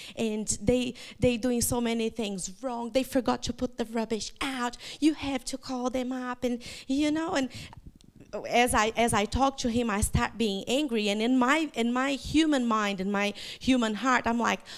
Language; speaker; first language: English; non-native, fluent; Portuguese